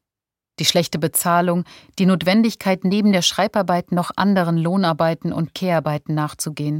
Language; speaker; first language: German; native; German